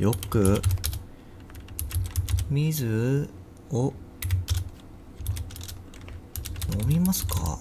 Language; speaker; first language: Japanese; non-native, learner; English